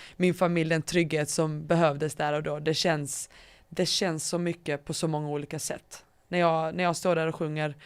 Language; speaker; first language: Swedish; early bilingual, other home language; Bosnian